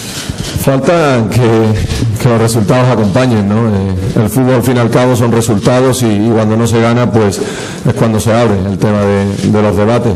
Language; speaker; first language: Spanish; native; Spanish